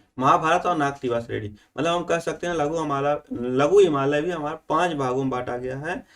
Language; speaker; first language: Hindi; native; Hindi